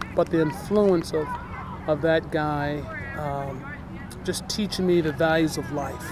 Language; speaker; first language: English; native; English